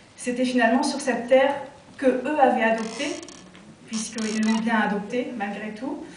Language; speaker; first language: French; native; French